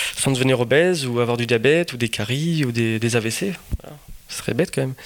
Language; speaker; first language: French; non-native, fluent; Portuguese